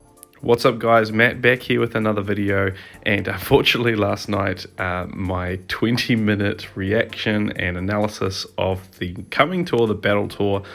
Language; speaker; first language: English; native; English